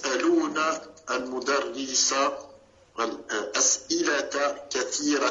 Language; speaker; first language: Arabic; non-native, learner; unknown